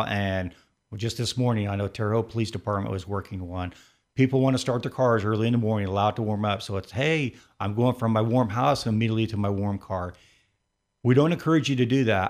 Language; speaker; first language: English; native; English